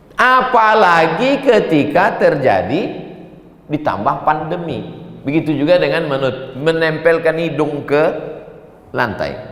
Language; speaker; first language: Indonesian; native; Indonesian